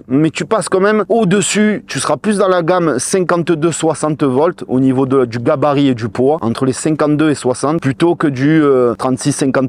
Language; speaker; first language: French; native; French